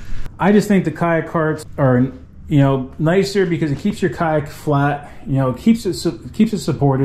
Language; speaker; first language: English; native; English